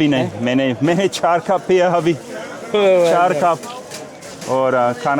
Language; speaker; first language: Hindi; non-native, learner; English